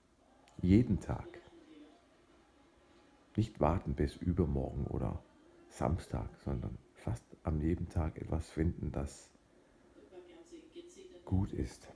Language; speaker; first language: German; non-native, fluent; Danish